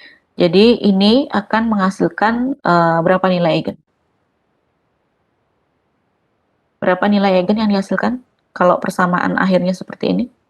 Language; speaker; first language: Indonesian; native; Indonesian